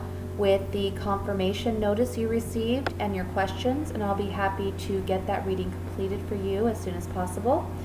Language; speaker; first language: English; native; English